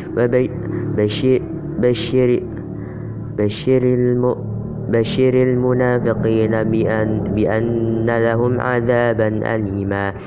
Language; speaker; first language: Arabic; non-native, learner; Indonesian